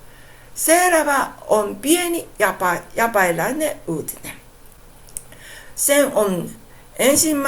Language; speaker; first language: Finnish; non-native, learner; Japanese